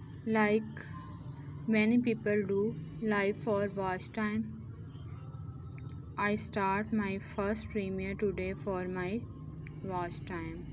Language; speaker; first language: English; non-native, learner; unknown